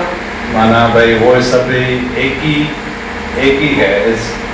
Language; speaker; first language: Hindi; early bilingual, heritage; Hindi